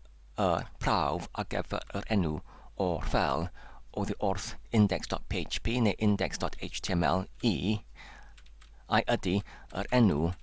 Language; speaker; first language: Welsh; non-native, learner; English